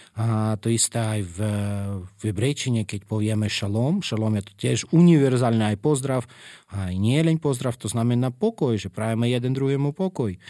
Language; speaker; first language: Slovak; non-native, fluent; Russian